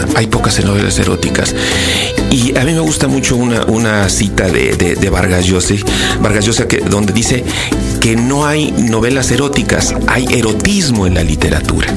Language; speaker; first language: Spanish; native; Spanish